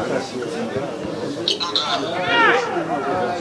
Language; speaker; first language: Russian; native; Russian